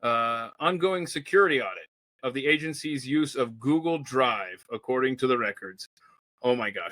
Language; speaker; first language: English; native; English